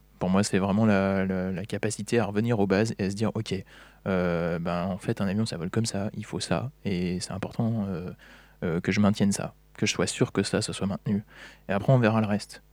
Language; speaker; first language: French; native; French